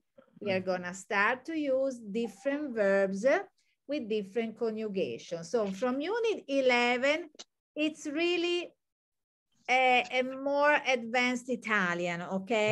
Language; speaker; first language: English; non-native, fluent; Italian